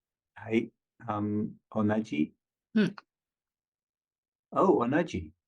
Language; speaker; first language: Japanese; non-native, learner; English